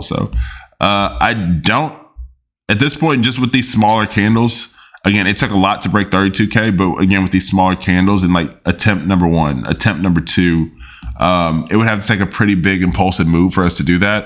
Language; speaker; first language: English; native; English